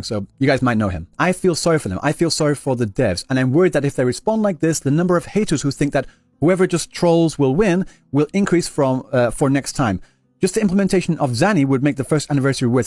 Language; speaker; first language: English; native; English